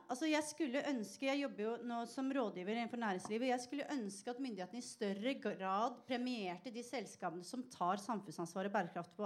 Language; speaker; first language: Norwegian; native; Norwegian